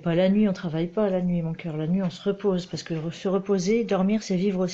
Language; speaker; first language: French; native; French